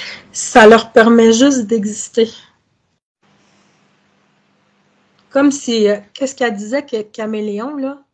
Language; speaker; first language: French; native; French